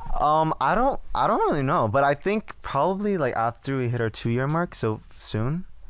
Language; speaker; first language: English; early bilingual, other home language; Korean